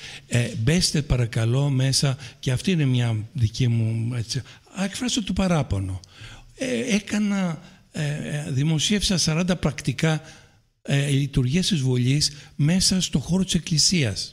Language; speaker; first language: Greek; native; Greek